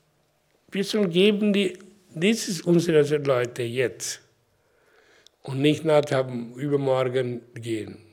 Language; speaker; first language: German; non-native, learner; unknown